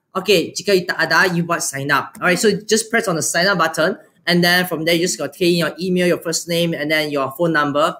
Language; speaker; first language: English; non-native, local second language; Chinese